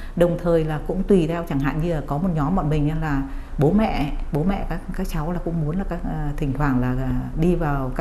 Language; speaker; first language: Vietnamese; native; Vietnamese